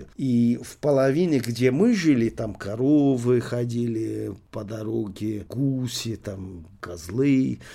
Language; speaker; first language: Russian; non-native, fluent; English